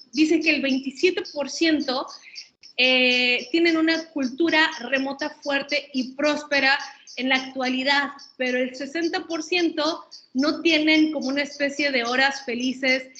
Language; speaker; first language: Spanish; native; Spanish